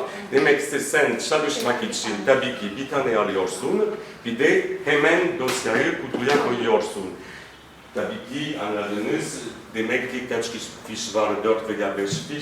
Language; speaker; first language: Turkish; non-native, fluent; French